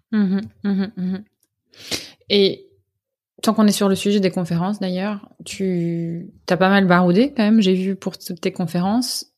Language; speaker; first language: French; native; French